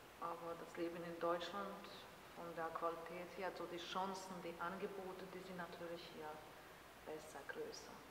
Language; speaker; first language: German; non-native, fluent; Bosnian